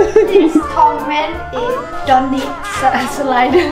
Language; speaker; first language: English; non-native, learner; Thai